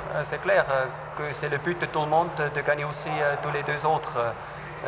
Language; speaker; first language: French; non-native, fluent; German